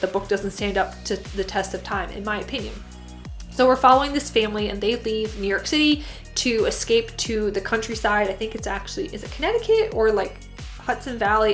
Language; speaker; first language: English; native; English